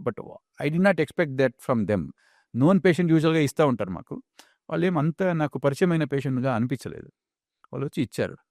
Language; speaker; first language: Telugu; non-native, local second language; Kannada